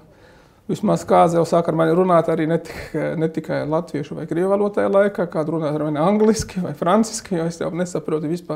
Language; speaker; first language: Latvian; non-native, fluent; Arabic